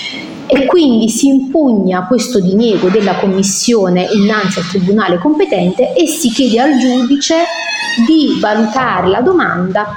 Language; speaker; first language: Italian; native; Italian